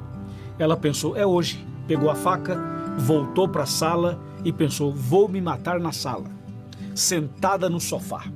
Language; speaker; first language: Portuguese; native; Portuguese